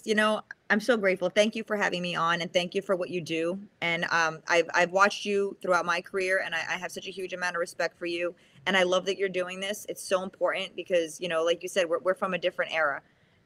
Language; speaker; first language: English; native; English